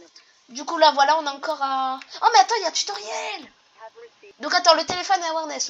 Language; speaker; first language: French; native; French